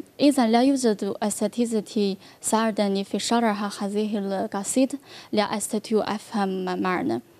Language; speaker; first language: Arabic; non-native, learner; Chinese